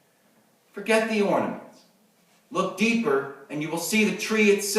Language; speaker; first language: English; native; English